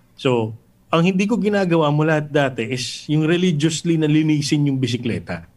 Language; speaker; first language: Filipino; native; Filipino